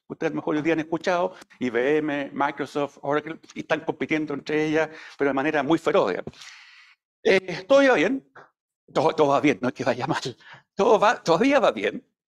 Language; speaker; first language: Spanish; native; Spanish